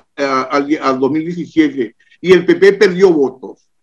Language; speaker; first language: Spanish; native; Spanish